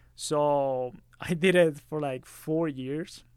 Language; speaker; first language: English; early bilingual, other home language; Spanish